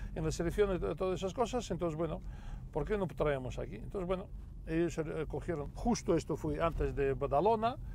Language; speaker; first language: Spanish; non-native, fluent; Russian